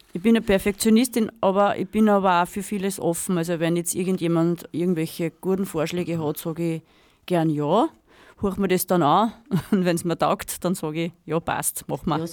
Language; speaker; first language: German; native; German